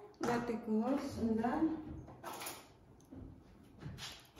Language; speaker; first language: German; early bilingual, other home language; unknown